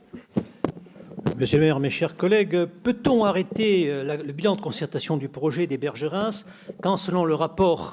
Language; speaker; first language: French; native; French